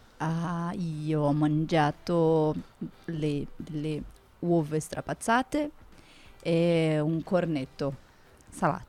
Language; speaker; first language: Italian; non-native, learner; Portuguese